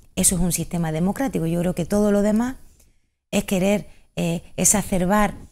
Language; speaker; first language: Spanish; native; Spanish